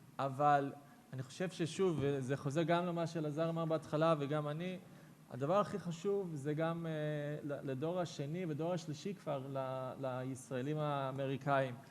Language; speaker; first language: Hebrew; non-native, fluent; English